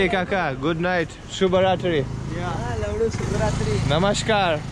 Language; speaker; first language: English; non-native, learner; Russian